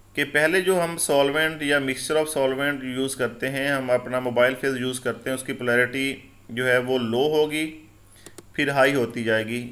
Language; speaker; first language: Urdu; non-native, local second language; Punjabi